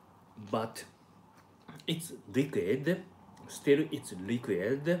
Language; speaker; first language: English; non-native, learner; Japanese